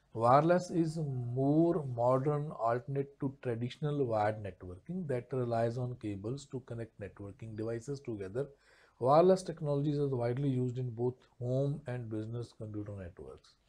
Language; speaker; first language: English; non-native, local second language; Punjabi